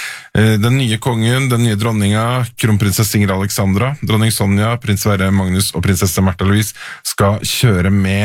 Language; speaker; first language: Norwegian; native; Norwegian